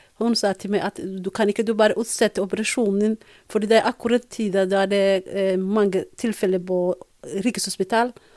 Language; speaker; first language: Norwegian; non-native, fluent; Somali